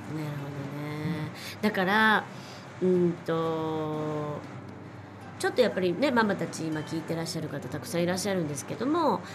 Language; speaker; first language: Japanese; native; Japanese